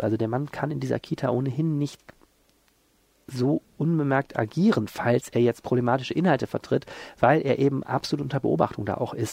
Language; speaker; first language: German; native; German